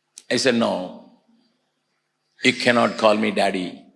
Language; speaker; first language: English; non-native, local second language; Tamil